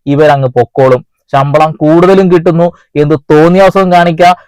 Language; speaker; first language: Malayalam; native; Malayalam